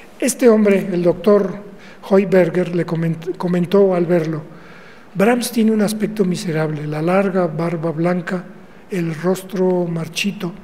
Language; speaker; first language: Spanish; native; Spanish